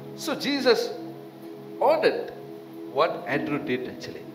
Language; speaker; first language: English; non-native, local second language; Tamil